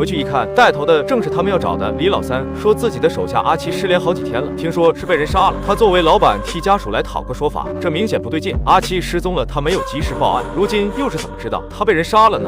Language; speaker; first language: Chinese; native; Chinese